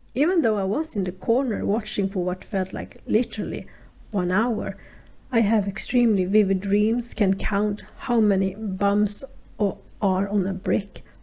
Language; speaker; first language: English; non-native, fluent; Swedish